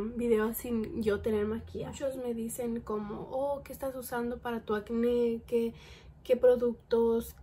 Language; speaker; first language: Spanish; early bilingual, heritage; Spanish